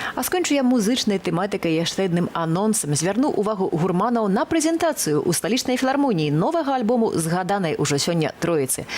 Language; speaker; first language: Belarusian; native; Belarusian